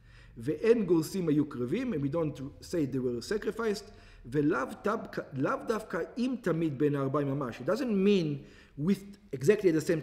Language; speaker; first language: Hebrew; non-native, fluent; English